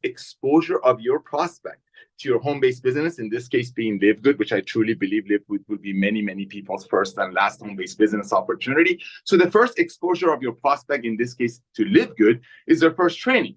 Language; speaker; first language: English; native; English